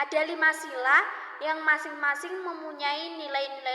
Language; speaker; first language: Indonesian; native; Indonesian